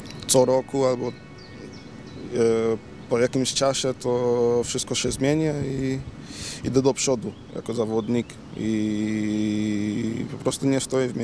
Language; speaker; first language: Polish; early bilingual, other home language; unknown